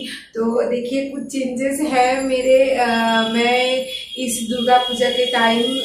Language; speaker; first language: Hindi; non-native, local second language; Bangla